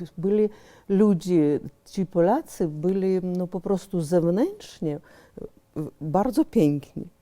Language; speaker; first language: Polish; early bilingual, heritage; Polish